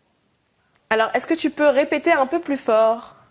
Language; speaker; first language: French; native; French